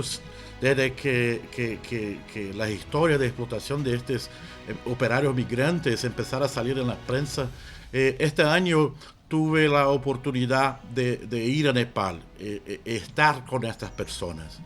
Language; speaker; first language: Spanish; non-native, fluent; Portuguese